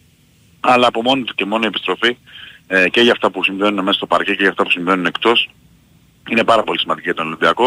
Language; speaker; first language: Greek; native; Greek